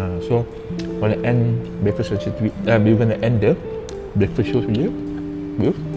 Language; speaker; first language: English; non-native, local second language; Malay